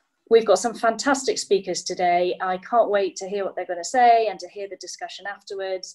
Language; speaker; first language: English; native; English